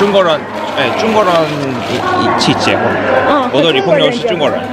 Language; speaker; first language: Chinese; non-native, learner; Korean